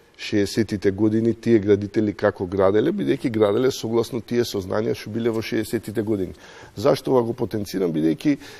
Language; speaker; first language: Macedonian; native; Macedonian